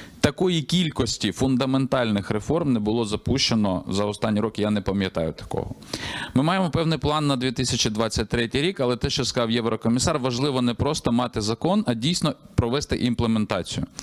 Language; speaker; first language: Ukrainian; native; Ukrainian